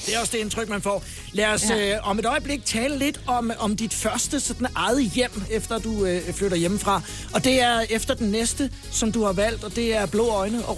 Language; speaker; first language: Danish; native; Danish